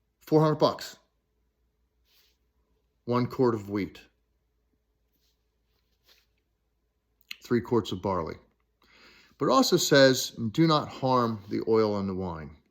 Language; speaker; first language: English; native; English